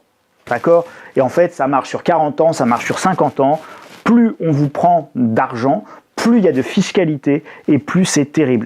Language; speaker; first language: French; native; French